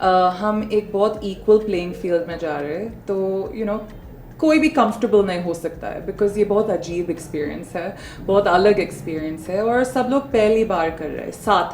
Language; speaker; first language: Hindi; non-native, local second language; English